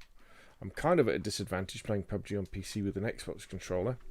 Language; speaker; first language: English; native; English